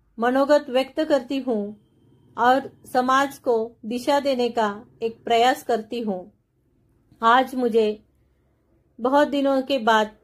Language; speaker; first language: Hindi; non-native, local second language; Marathi